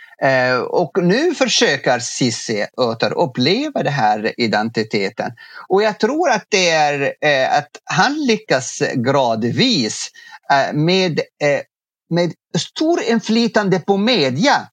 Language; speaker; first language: Swedish; non-native, fluent; Arabic